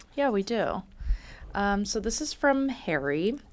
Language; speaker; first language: English; native; English